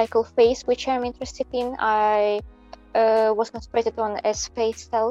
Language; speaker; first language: English; non-native, fluent; Belarusian